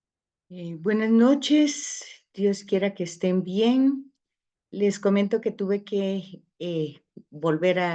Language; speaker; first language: Spanish; native; Spanish